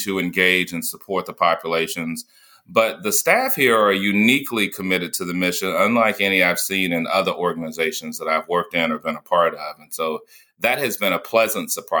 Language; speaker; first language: English; native; English